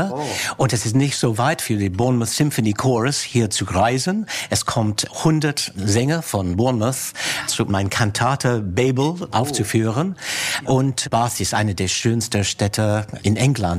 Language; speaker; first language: German; non-native, fluent; English